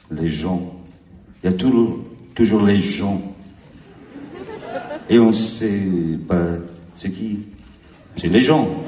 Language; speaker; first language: French; non-native, learner; English